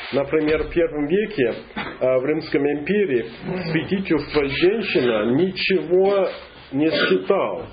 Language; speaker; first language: Russian; non-native, fluent; English